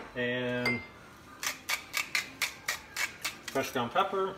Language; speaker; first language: English; native; English